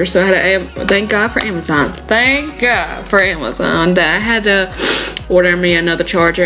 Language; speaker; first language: English; native; English